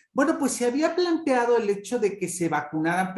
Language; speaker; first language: Spanish; native; Spanish